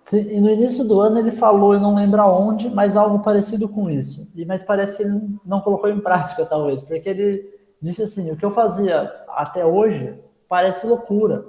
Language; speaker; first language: Portuguese; native; Portuguese